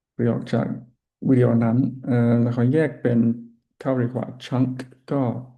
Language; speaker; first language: Thai; non-native, learner; English